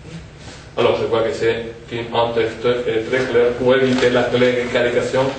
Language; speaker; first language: French; non-native, fluent; Spanish